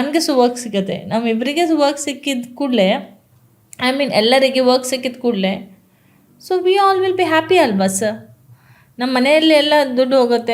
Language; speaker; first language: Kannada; non-native, local second language; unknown